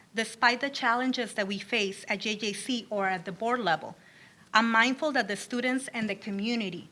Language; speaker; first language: English; early bilingual, other home language; Spanish